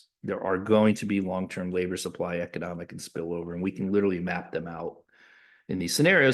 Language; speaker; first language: English; native; English